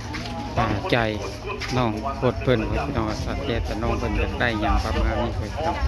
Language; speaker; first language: Thai; non-native, local second language; Lao